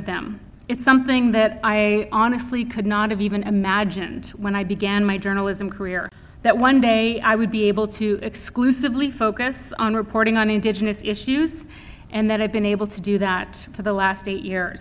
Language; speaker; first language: English; native; English